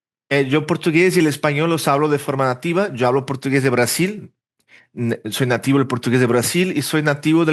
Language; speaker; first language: Spanish; early bilingual, heritage; Portuguese